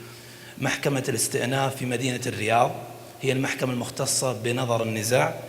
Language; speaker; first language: Arabic; native; Arabic